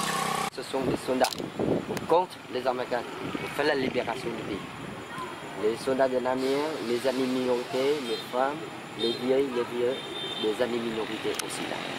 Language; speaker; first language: French; non-native, learner; Vietnamese